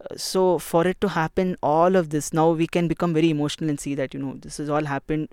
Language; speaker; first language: English; non-native, local second language; Kannada